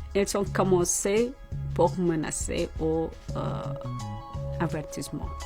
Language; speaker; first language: French; non-native, learner; Persian